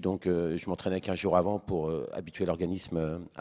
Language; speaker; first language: French; native; French